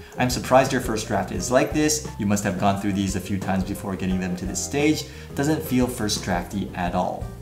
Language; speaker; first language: English; early bilingual, other home language; Chinese